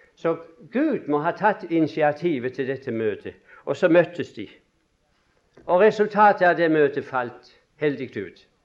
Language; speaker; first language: Norwegian; native; Norwegian